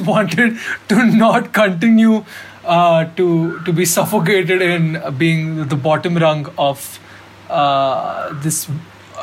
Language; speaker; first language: English; non-native, local second language; Hindi